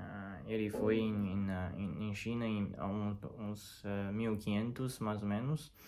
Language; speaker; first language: Portuguese; non-native, learner; Chinese